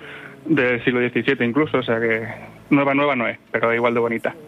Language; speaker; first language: Spanish; native; Spanish